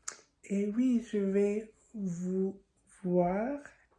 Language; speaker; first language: French; non-native, learner; English